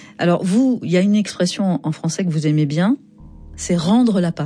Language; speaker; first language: French; native; French